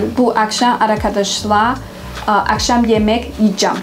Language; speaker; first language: Turkish; non-native, learner; Chinese